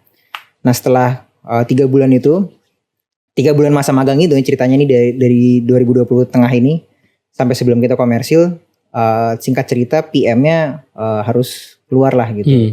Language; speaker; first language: Indonesian; native; Indonesian